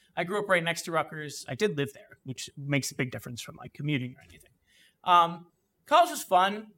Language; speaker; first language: English; native; English